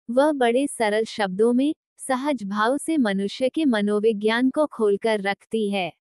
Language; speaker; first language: Hindi; non-native, local second language; Marathi